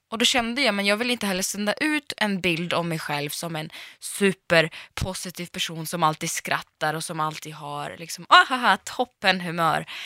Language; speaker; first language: Swedish; early bilingual, other home language; Russian